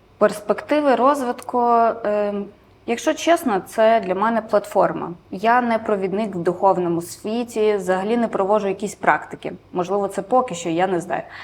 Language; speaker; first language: Ukrainian; non-native, local second language; Romanian